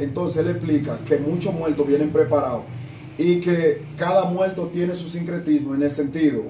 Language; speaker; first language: Spanish; native; Spanish